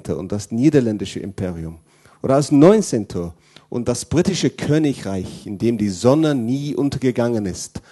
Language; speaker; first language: German; non-native, fluent; English